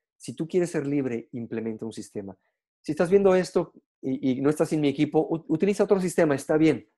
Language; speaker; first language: Spanish; native; Spanish